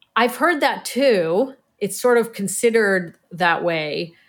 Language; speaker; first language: English; early bilingual, other home language; Hebrew